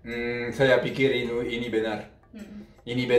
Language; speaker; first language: Indonesian; non-native, fluent; French